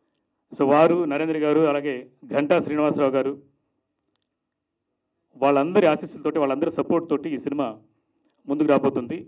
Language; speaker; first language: Telugu; native; Telugu